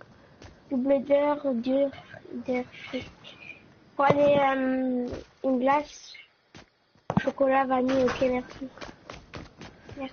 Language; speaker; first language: French; native; French